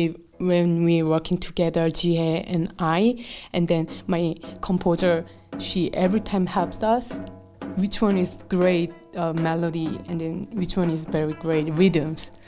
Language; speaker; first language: English; non-native, learner; Korean